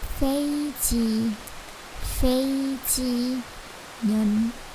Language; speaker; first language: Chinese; non-native, fluent; Lao